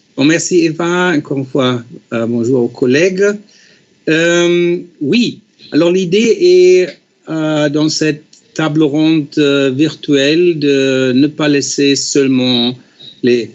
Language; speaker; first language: French; non-native, fluent; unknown